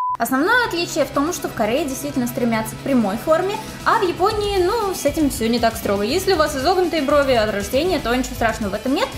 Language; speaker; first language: Russian; native; Russian